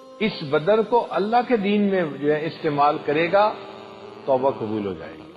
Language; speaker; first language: Urdu; non-native, local second language; Punjabi